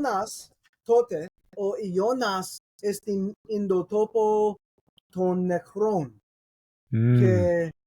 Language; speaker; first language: Greek; non-native, learner; English